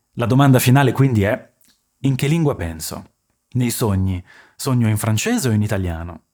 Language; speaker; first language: Italian; early bilingual, other home language; French